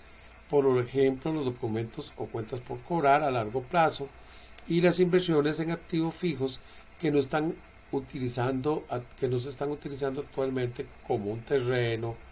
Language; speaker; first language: Spanish; native; Spanish